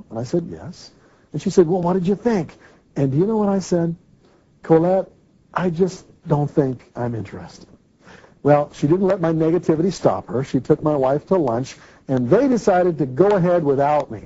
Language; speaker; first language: English; native; English